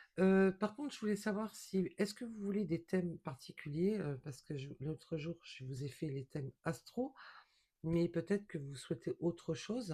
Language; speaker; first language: French; native; French